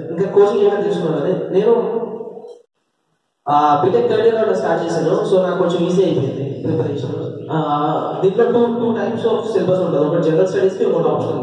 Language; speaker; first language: Telugu; native; Telugu